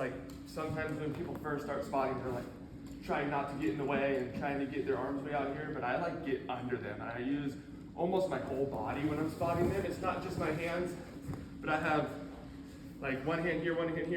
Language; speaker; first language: English; native; English